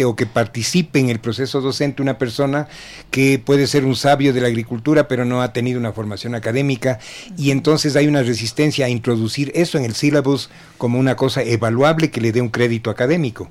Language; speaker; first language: Spanish; native; Spanish